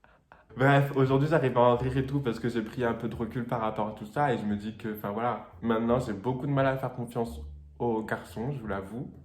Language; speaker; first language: French; native; French